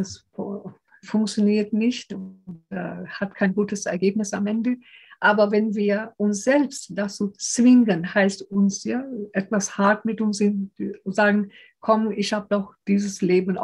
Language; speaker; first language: German; non-native, fluent; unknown